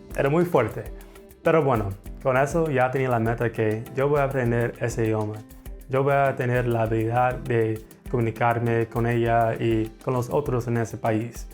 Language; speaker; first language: Spanish; non-native, fluent; English